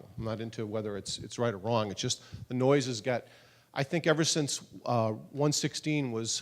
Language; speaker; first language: English; native; English